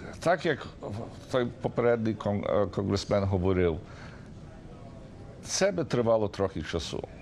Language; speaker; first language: Ukrainian; early bilingual, heritage; Ukrainian